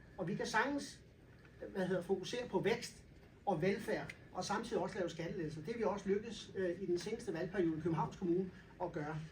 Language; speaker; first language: Danish; native; Danish